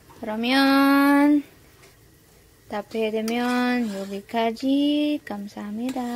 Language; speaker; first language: Korean; non-native, learner; Filipino